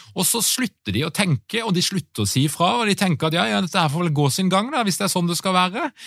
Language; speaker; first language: Norwegian; native; Norwegian